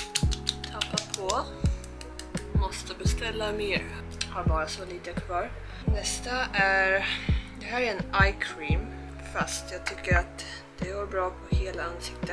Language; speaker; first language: Swedish; early bilingual, heritage; Korean